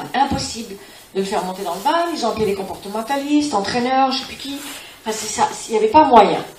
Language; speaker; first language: French; non-native, fluent; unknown